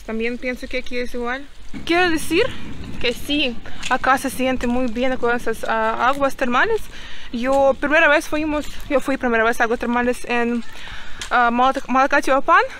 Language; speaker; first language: Spanish; non-native, learner; Ukrainian